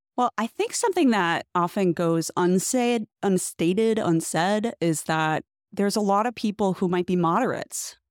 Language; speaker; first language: English; native; English